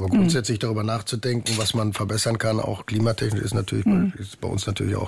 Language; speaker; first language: German; native; German